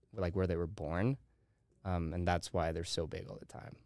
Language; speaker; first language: English; early bilingual, heritage; Spanish